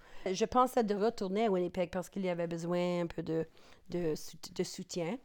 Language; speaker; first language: French; non-native, local second language; English